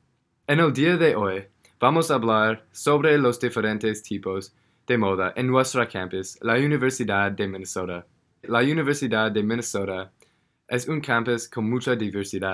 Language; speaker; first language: Spanish; non-native, learner; English